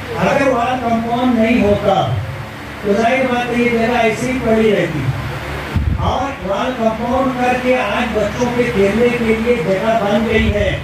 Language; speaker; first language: Urdu; native; Urdu